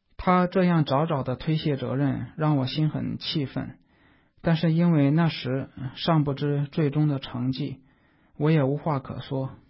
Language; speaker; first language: Chinese; native; Chinese